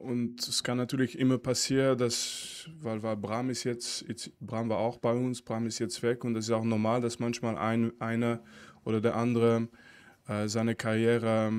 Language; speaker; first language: German; non-native, fluent; French